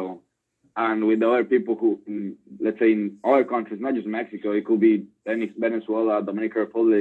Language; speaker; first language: English; non-native, fluent; Spanish